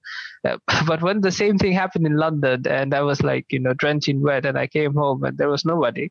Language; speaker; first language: English; non-native, local second language; Bangla